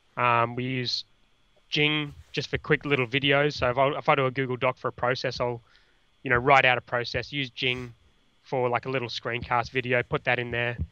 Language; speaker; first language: English; native; English